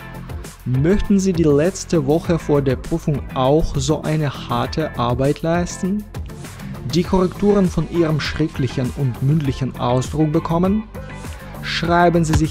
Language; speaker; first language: German; non-native, fluent; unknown